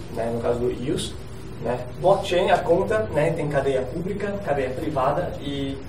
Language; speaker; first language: Portuguese; non-native, fluent; Chinese